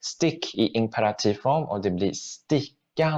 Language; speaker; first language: Swedish; non-native, fluent; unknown